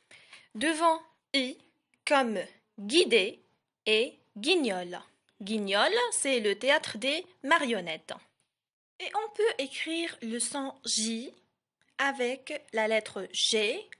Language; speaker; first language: French; non-native, local second language; Arabic